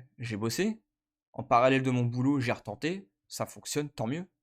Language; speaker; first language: French; native; French